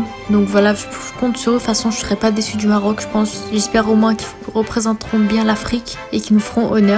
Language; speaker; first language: French; native; French